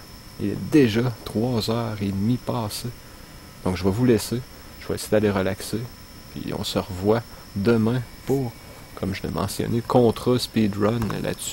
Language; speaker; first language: French; native; French